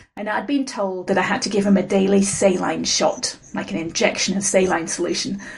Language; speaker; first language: English; native; English